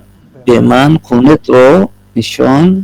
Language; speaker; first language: Persian; non-native, learner; Urdu